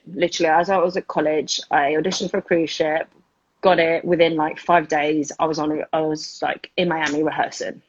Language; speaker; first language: English; early bilingual, other home language; Spanish